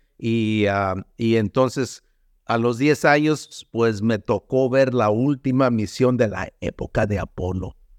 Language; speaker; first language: Spanish; early bilingual, heritage; Spanish